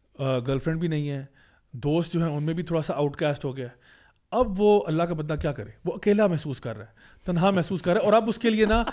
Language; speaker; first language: Urdu; native; Urdu